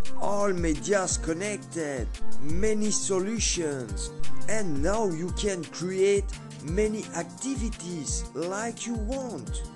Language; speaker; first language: English; non-native, learner; French